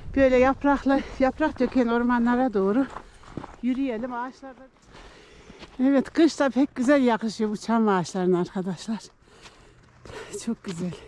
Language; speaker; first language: Turkish; native; Turkish